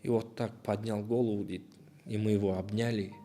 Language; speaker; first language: Russian; non-native, local second language; Kazakh